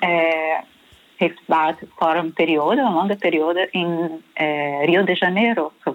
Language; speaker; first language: Dutch; non-native, fluent; Portuguese